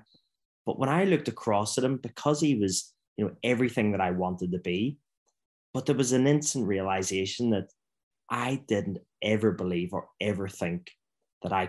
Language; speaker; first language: English; native; English